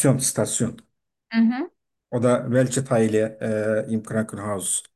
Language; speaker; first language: German; non-native, fluent; Turkish